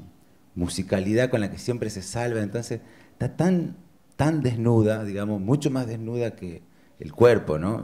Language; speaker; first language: Spanish; native; Spanish